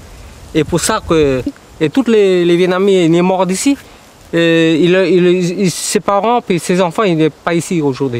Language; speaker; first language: French; early bilingual, heritage; Vietnamese